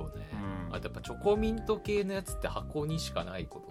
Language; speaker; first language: Japanese; native; Japanese